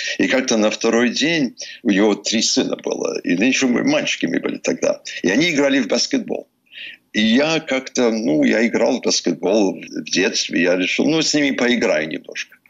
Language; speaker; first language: Russian; early bilingual, heritage; Russian